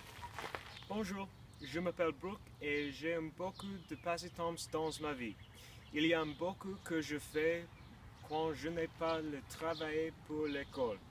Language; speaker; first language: French; non-native, learner; English